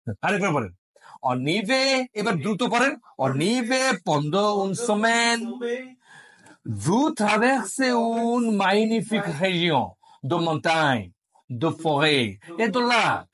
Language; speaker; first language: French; non-native, learner; Bangla